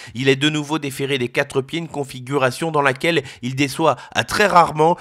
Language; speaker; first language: French; native; French